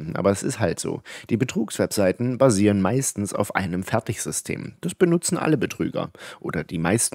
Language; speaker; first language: German; native; German